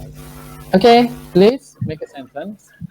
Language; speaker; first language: English; non-native, fluent; Indonesian